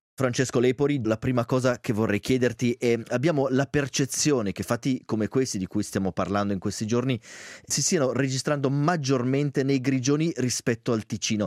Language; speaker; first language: Italian; native; Italian